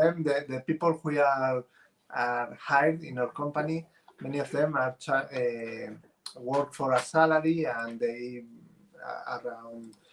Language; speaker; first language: English; non-native, fluent; Spanish